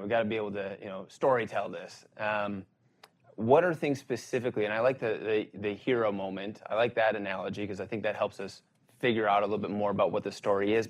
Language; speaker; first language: English; native; English